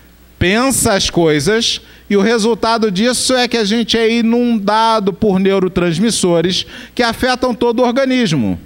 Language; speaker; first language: Portuguese; native; Portuguese